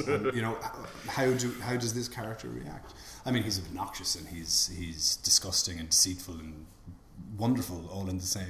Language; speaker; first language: English; native; English